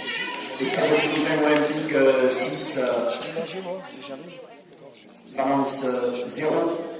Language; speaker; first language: French; native; French